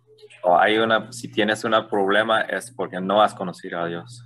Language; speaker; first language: Spanish; non-native, fluent; Korean